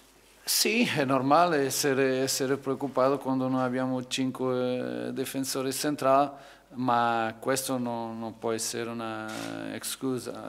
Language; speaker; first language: Italian; non-native, fluent; Portuguese